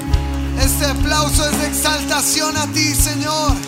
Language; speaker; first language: Spanish; native; Spanish